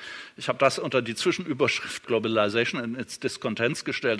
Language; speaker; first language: German; native; German